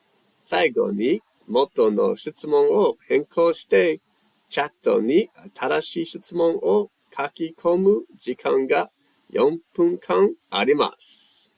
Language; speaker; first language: Japanese; non-native, learner; English